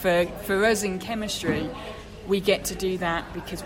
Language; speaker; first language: English; native; English